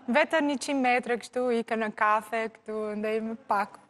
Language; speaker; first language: Albanian; non-native, learner; Portuguese